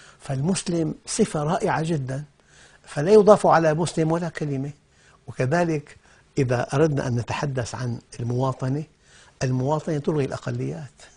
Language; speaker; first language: Arabic; native; Arabic